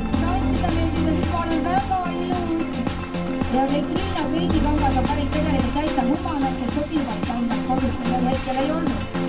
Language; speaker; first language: Estonian; native; Estonian